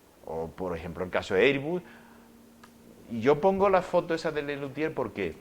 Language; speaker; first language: Spanish; native; Spanish